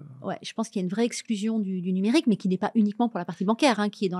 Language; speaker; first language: French; native; French